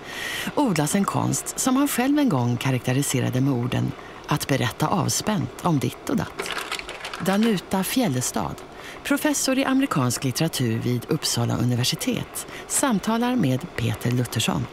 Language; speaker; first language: Swedish; native; Swedish